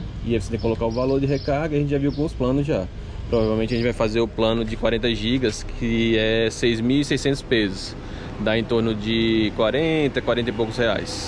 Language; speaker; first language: Portuguese; native; Portuguese